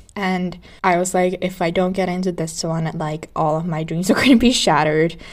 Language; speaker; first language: English; non-native, fluent; Finnish